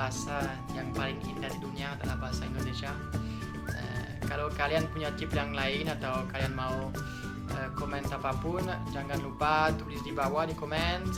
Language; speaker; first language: Indonesian; non-native, fluent; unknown